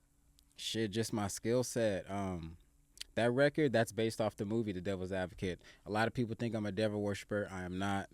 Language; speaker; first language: English; native; English